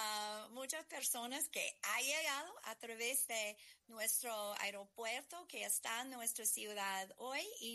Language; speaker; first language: Spanish; non-native, learner; English